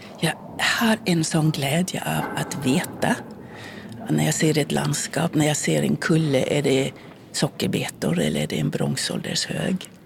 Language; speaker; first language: Swedish; early bilingual, heritage; Swedish